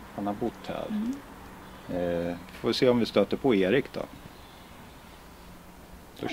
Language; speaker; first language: Swedish; native; Swedish